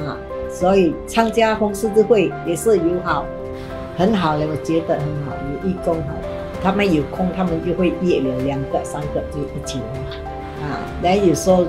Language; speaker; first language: Chinese; non-native, local second language; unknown